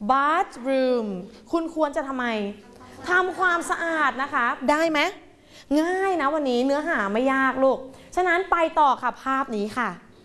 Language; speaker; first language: Thai; native; Thai